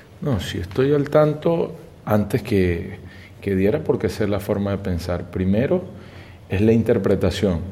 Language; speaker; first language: Spanish; native; Spanish